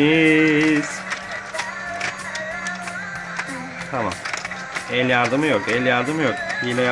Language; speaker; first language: Turkish; native; Turkish